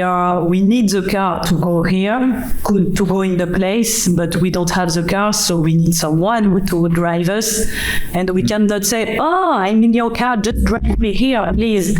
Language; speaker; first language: English; non-native, fluent; French